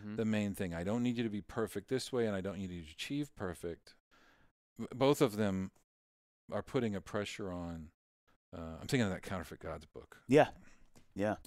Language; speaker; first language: English; native; English